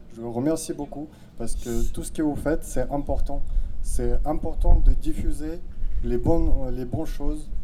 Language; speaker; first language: French; non-native, fluent; Ukrainian